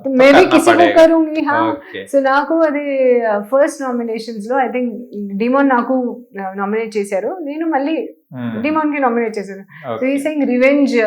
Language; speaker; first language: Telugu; non-native, learner; Hindi